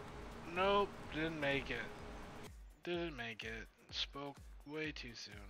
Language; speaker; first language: English; native; English